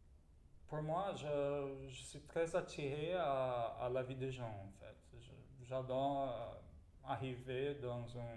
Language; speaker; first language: French; non-native, fluent; Portuguese